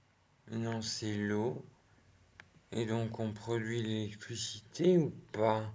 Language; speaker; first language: French; native; French